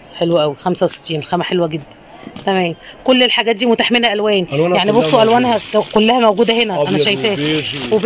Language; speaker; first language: Arabic; native; Arabic